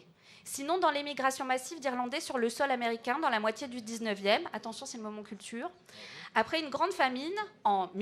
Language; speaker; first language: French; native; French